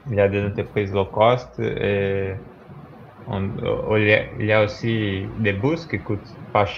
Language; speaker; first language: French; non-native, fluent; Portuguese